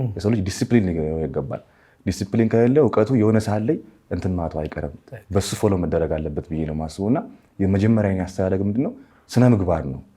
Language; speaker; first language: Amharic; native; Amharic